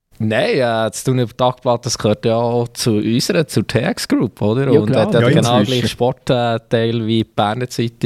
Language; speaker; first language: German; native; German